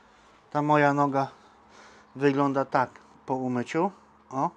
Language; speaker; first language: Polish; native; Polish